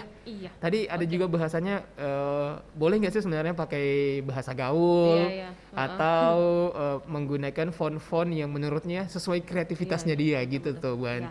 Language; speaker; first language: Indonesian; native; Indonesian